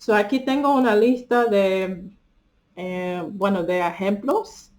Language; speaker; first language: Spanish; early bilingual, heritage; Spanish